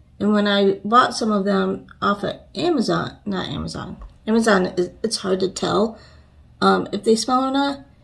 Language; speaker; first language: English; native; English